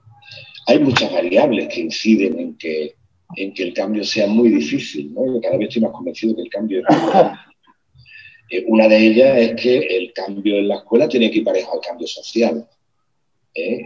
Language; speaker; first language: Spanish; native; Spanish